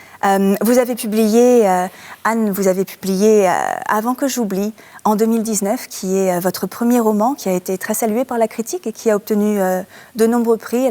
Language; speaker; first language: French; native; French